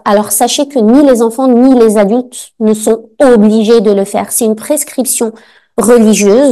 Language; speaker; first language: French; native; French